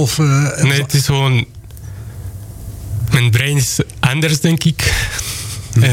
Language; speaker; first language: Dutch; non-native, fluent; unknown